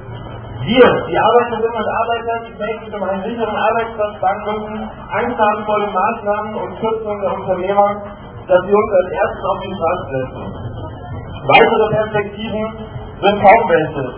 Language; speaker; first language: German; native; German